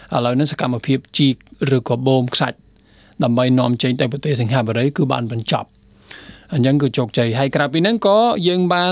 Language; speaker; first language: Khmer; non-native, fluent; Spanish